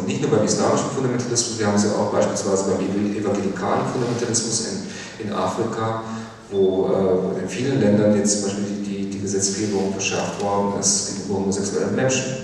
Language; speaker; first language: German; native; German